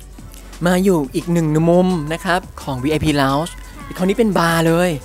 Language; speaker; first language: Thai; native; Thai